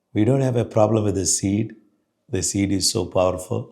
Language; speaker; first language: English; non-native, local second language; Telugu